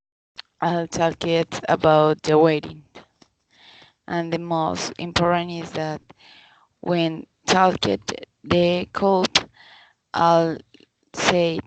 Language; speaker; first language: English; non-native, learner; Spanish